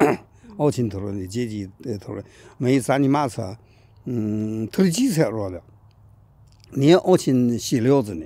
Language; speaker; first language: Russian; non-native, learner; Chinese